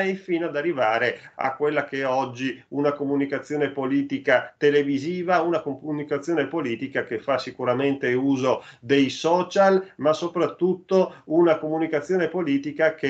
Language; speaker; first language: Italian; native; Italian